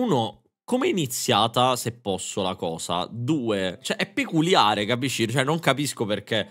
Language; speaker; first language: Italian; native; Italian